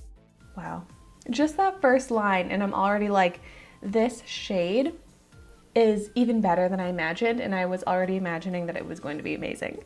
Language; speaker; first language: English; native; English